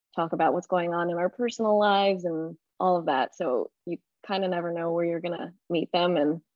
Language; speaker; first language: English; native; English